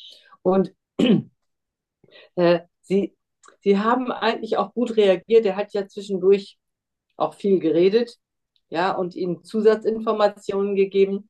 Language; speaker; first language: German; native; German